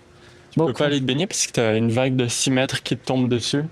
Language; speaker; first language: French; native; French